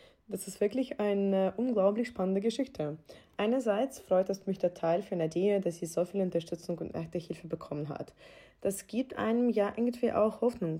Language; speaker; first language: German; non-native, fluent; Ukrainian